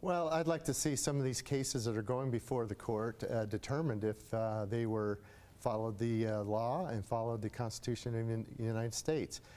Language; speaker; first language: English; native; English